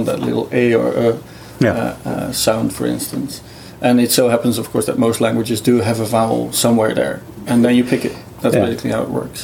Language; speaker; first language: English; non-native, fluent; Dutch